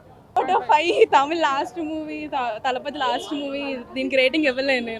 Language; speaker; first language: Telugu; non-native, local second language; Tamil